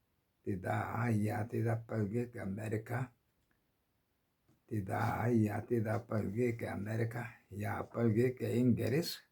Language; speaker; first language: Indonesian; non-native, learner; Korean